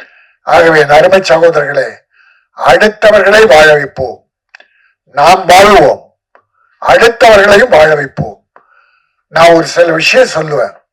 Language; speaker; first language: Tamil; native; Tamil